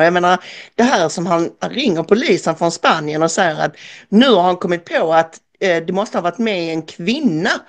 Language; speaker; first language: Swedish; native; Swedish